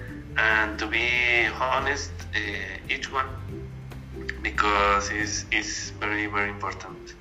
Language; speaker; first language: English; non-native, learner; Spanish